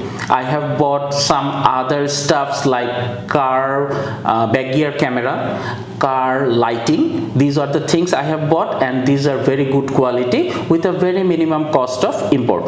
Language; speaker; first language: English; non-native, fluent; Bangla